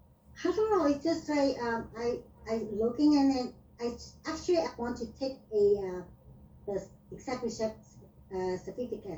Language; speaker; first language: English; non-native, learner; Vietnamese